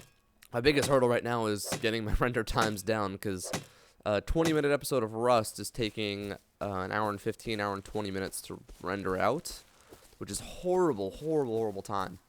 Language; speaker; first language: English; native; English